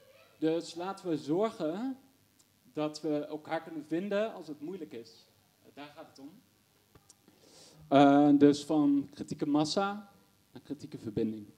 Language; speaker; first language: Dutch; native; Dutch